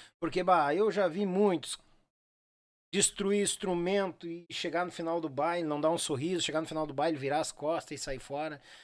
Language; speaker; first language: Portuguese; native; Portuguese